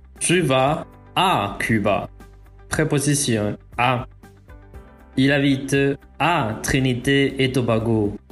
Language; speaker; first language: French; non-native, learner; Spanish